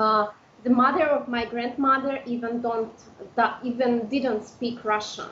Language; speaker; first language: English; non-native, fluent; Udmurt